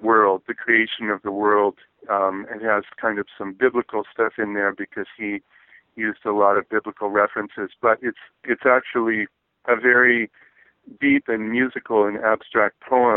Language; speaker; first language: English; native; English